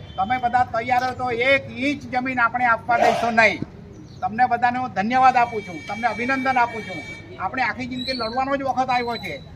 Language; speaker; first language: Gujarati; non-native, local second language; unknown